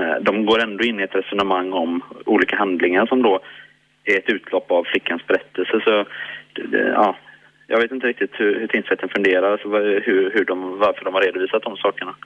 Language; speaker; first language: Swedish; native; Swedish